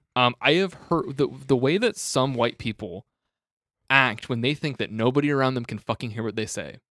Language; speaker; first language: English; native; English